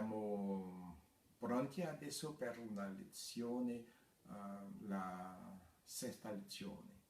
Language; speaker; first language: Italian; non-native, fluent; French